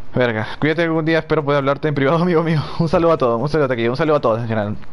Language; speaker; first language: Spanish; native; Spanish